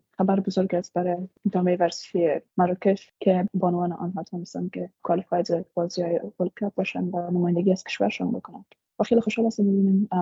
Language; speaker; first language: Persian; native; Persian